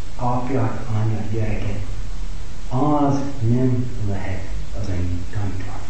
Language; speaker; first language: Hungarian; non-native, fluent; English